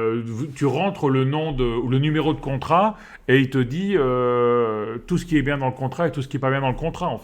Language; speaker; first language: French; native; French